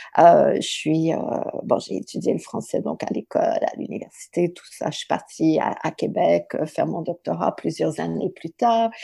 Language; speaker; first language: French; non-native, local second language; English